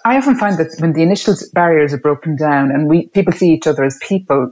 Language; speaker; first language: English; native; English